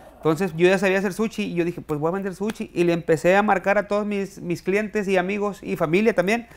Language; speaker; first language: Spanish; native; Spanish